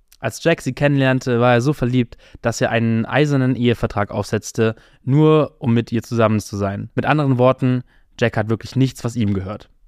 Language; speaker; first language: German; native; German